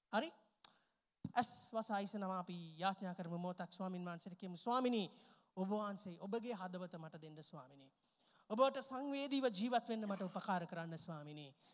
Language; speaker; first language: Sinhala; non-native, local second language; Tamil